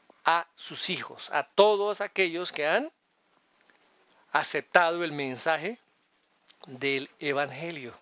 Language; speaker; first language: Spanish; native; Spanish